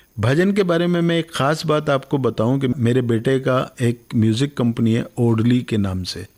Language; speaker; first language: Hindi; native; Hindi